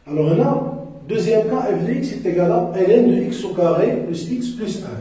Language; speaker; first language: French; non-native, local second language; Arabic